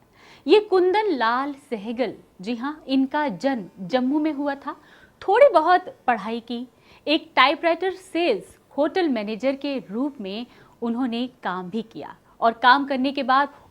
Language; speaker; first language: Hindi; native; Hindi